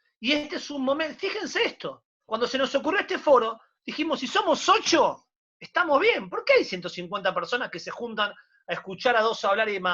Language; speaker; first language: Spanish; native; Spanish